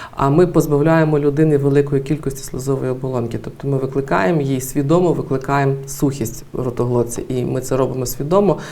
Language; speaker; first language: Ukrainian; native; Ukrainian